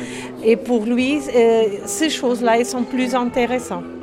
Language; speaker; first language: French; non-native, learner; German